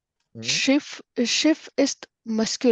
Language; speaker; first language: German; non-native, learner; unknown